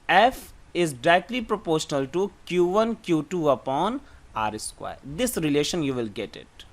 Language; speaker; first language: English; non-native, local second language; Hindi